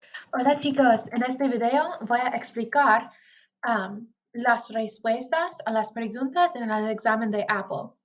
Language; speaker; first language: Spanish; non-native, fluent; English